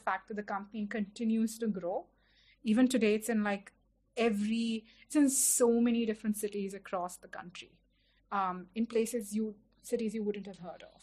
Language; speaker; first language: English; non-native, local second language; Hindi